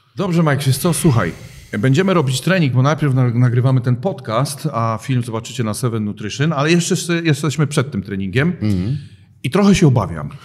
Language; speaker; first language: Polish; native; Polish